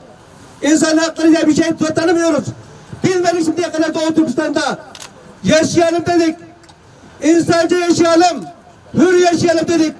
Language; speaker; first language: Turkish; non-native, fluent; Uyghur